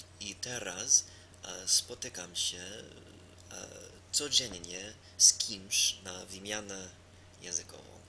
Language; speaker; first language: Polish; non-native, learner; English